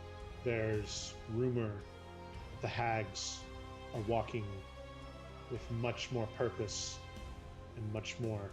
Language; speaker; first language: English; native; English